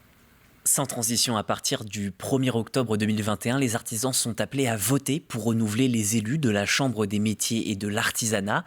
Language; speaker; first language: French; native; French